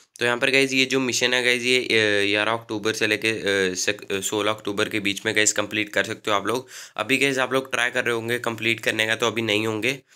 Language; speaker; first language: Hindi; native; Hindi